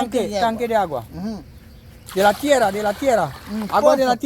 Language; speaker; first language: Spanish; non-native, learner; English